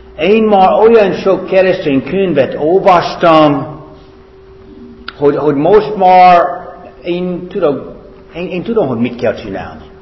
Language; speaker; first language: Hungarian; non-native, fluent; English